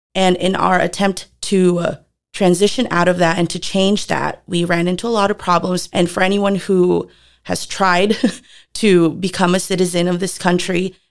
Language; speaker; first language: English; early bilingual, other home language; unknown